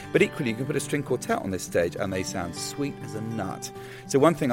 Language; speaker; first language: English; native; English